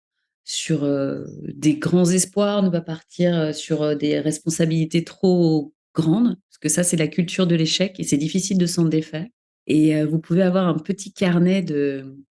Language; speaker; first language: French; native; French